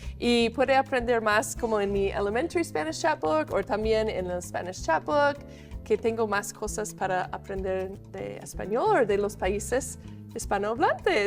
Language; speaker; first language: Spanish; non-native, fluent; English